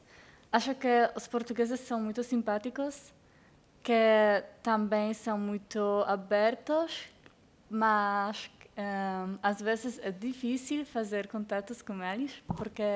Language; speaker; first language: Portuguese; non-native, learner; Polish